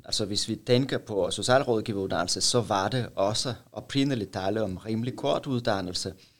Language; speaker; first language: Danish; non-native, fluent; Russian